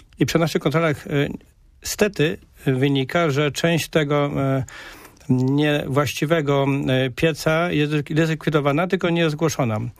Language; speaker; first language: Polish; native; Polish